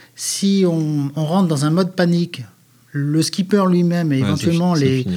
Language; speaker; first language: French; native; French